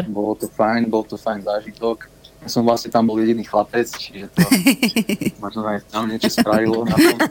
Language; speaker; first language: Slovak; native; Slovak